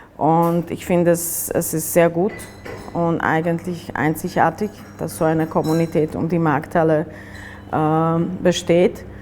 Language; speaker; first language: German; non-native, fluent; Slovak